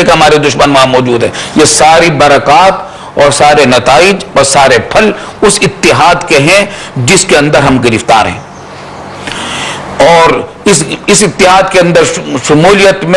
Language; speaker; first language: Urdu; native; Urdu